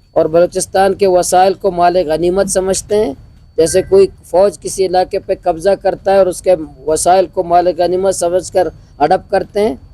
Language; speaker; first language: Urdu; non-native, local second language; Baluchi